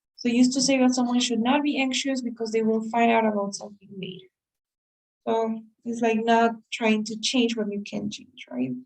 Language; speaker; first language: English; non-native, fluent; Spanish